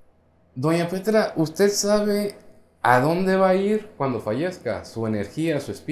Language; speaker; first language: Spanish; native; Spanish